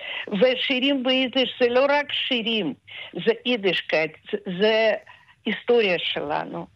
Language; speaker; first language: Hebrew; non-native, fluent; Russian